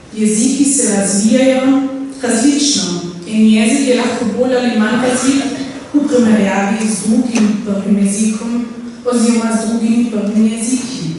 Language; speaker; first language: Slovenian; non-native, local second language; German